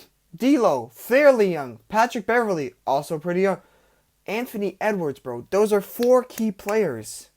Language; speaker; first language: English; native; English